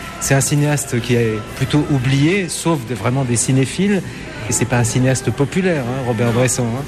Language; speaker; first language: French; native; French